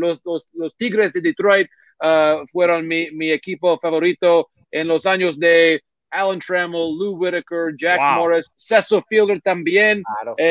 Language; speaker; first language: Spanish; non-native, learner; English